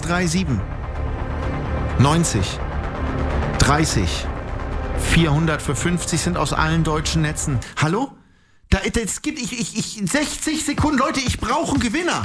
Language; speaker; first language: German; native; German